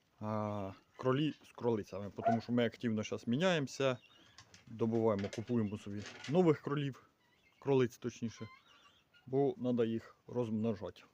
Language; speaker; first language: Ukrainian; native; Ukrainian